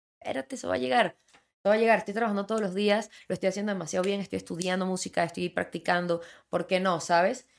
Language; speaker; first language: Spanish; native; Spanish